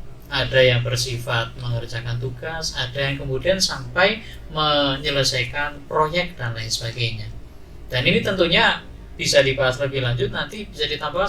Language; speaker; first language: Indonesian; native; Indonesian